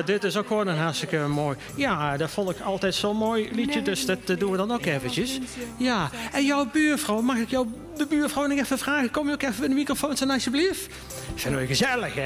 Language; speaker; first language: Dutch; native; Dutch